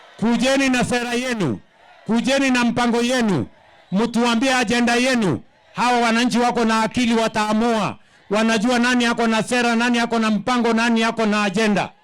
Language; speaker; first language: Swahili; non-native, local second language; Kalenjin